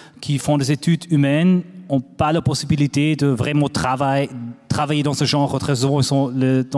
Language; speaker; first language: French; non-native, fluent; German